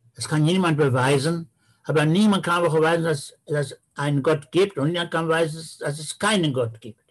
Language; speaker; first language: German; native; German